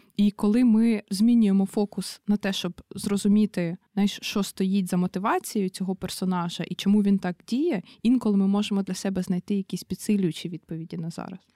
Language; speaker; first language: Ukrainian; native; Ukrainian